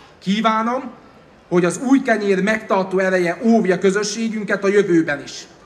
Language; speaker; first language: Hungarian; native; Hungarian